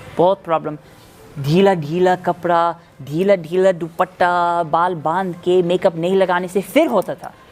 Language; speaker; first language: Hindi; non-native, fluent; English